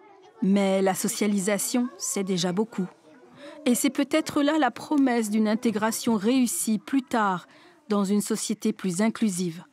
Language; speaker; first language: French; native; French